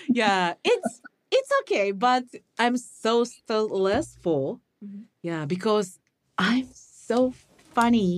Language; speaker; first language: English; non-native, learner; Japanese